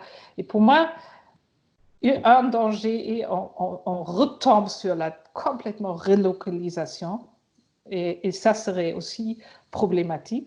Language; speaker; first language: French; non-native, fluent; German